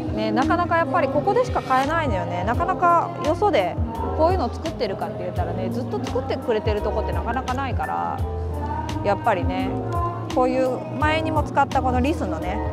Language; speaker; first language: Japanese; native; Japanese